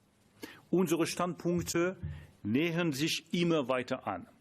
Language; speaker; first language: German; non-native, fluent; French